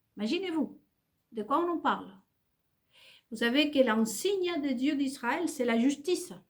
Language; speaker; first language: French; non-native, fluent; Spanish